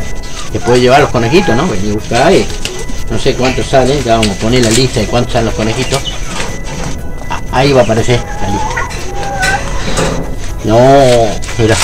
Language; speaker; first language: Spanish; native; Spanish